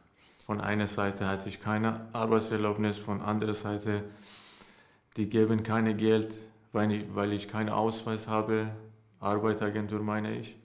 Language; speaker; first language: German; non-native, learner; Persian